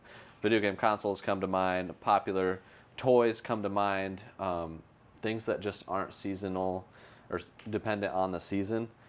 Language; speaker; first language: English; native; English